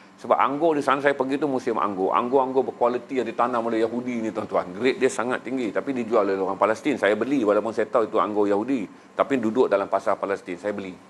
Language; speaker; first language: Malay; native; Malay